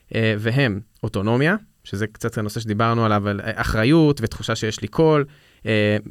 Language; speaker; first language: Hebrew; native; Hebrew